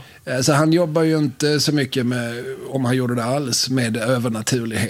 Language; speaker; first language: Swedish; native; Swedish